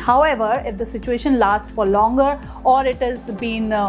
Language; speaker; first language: English; non-native, local second language; Hindi